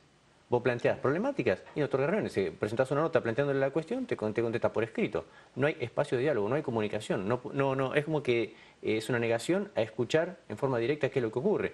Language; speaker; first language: Spanish; native; Spanish